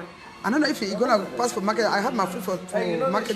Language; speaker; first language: English; non-native, learner; French